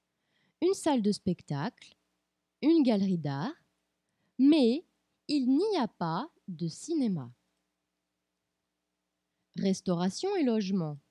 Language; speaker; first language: French; non-native, fluent; Portuguese